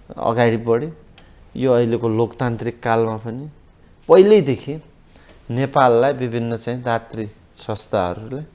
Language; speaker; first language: Nepali; native; Nepali